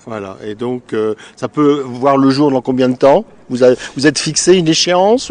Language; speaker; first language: French; native; French